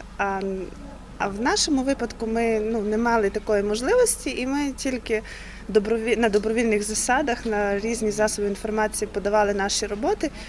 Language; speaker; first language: Ukrainian; native; Ukrainian